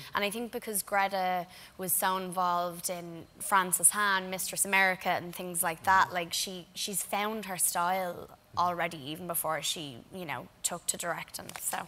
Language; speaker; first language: English; native; English